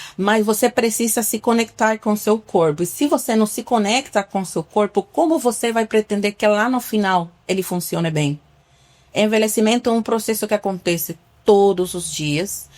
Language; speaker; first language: Portuguese; non-native, fluent; Spanish